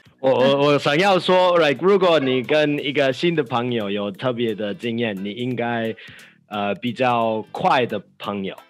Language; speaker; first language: Chinese; non-native, learner; English